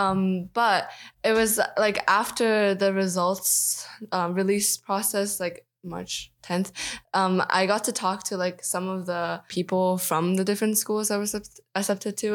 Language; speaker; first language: English; non-native, local second language; Cantonese